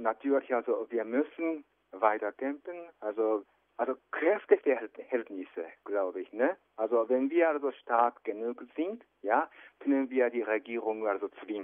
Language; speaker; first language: German; non-native, fluent; Japanese